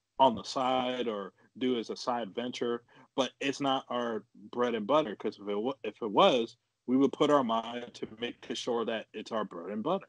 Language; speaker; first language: English; native; English